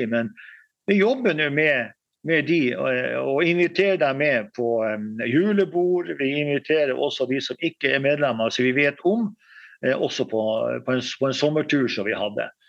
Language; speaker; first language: Norwegian; native; Norwegian